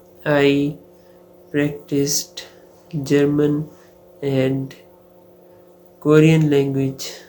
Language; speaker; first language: English; non-native, local second language; Hindi